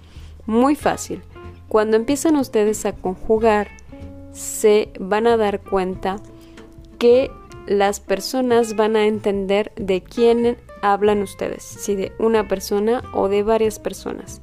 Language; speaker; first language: Spanish; non-native, fluent; French